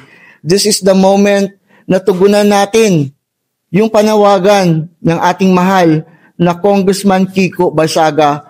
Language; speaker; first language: Filipino; native; Filipino